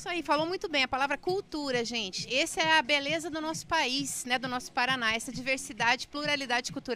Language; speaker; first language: Portuguese; native; Portuguese